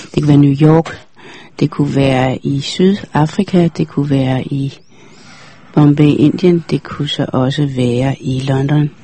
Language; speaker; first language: Danish; native; Danish